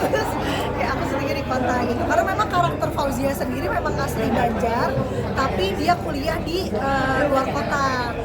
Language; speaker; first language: Indonesian; native; Indonesian